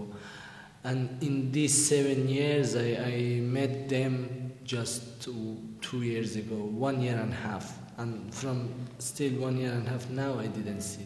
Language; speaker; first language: English; non-native, learner; Persian